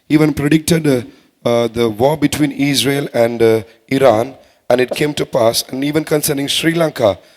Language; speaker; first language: English; non-native, local second language; Tamil